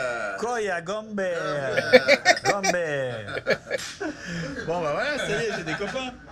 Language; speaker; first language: French; native; French